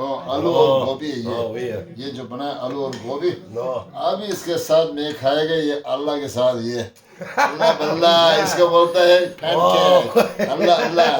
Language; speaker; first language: Hindi; non-native, local second language; Tibetan